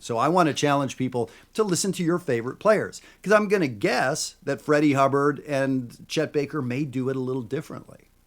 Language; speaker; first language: English; native; English